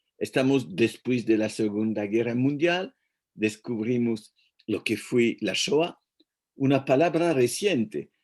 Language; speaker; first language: Spanish; non-native, fluent; French